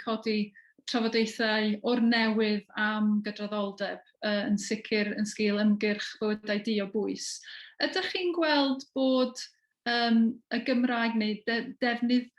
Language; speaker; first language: Welsh; native; Welsh